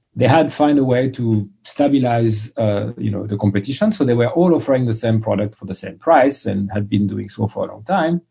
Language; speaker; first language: English; non-native, fluent; French